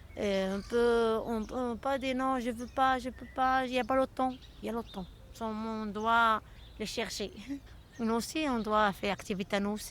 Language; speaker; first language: French; non-native, learner; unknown